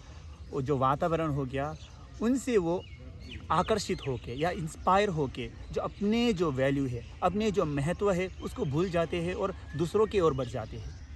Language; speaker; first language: Hindi; non-native, local second language; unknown